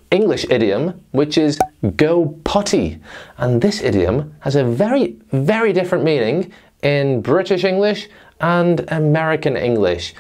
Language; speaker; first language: English; native; English